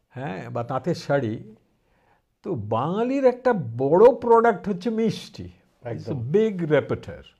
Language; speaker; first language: Bangla; early bilingual, heritage; Bangla